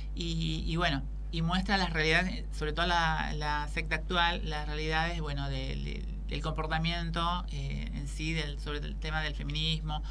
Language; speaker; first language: Spanish; native; Spanish